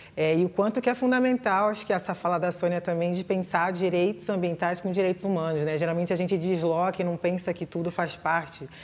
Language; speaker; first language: Portuguese; native; Portuguese